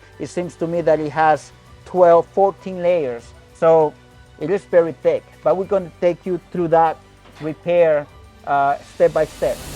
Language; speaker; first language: English; non-native, fluent; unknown